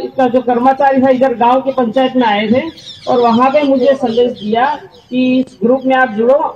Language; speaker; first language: Hindi; non-native, local second language; Gujarati